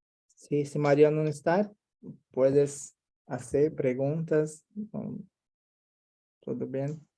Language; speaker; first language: Spanish; non-native, learner; Portuguese